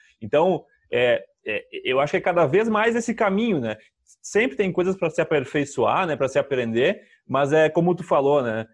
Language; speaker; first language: Portuguese; native; Portuguese